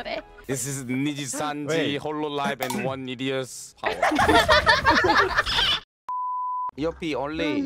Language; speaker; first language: English; non-native, learner; Korean